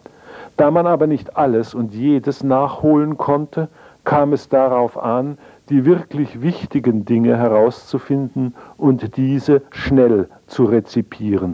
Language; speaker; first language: German; native; German